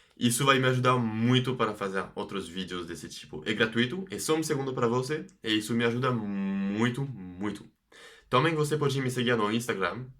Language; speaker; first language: Portuguese; non-native, fluent; French